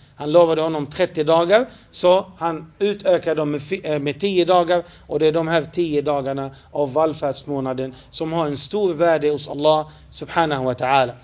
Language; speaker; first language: Swedish; non-native, fluent; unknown